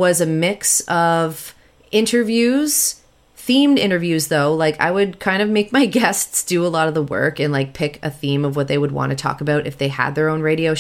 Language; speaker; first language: English; native; English